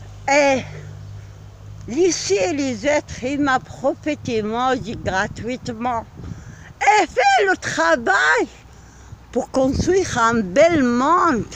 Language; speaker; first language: French; non-native, learner; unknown